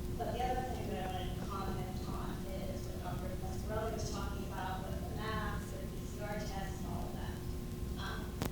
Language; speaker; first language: English; early bilingual, other home language; Italian